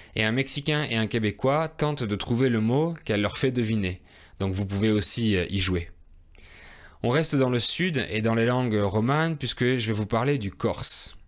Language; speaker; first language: French; native; French